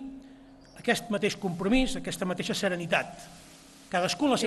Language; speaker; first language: Catalan; native; Catalan